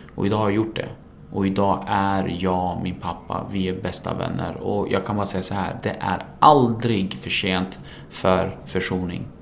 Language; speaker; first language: Swedish; early bilingual, other home language; Kurdish